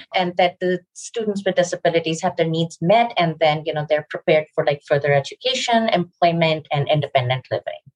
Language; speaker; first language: English; non-native, local second language; Urdu